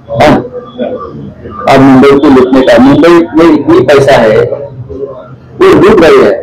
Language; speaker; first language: Hindi; non-native, local second language; Marathi